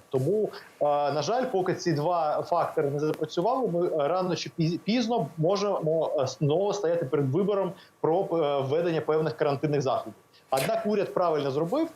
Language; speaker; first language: Ukrainian; native; Ukrainian